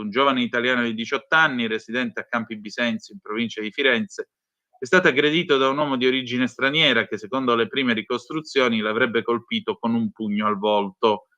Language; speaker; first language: Italian; native; Italian